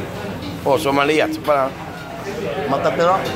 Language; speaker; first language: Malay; non-native, local second language; Chinese